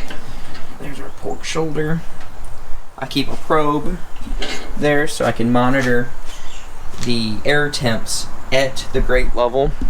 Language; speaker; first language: English; native; English